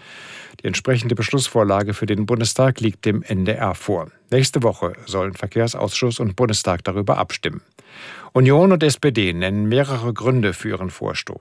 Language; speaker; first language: German; native; German